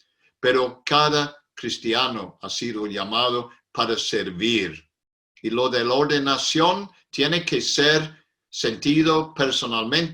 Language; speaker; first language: Spanish; non-native, fluent; English